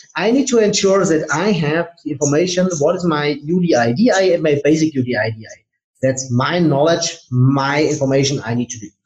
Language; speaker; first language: English; non-native, fluent; German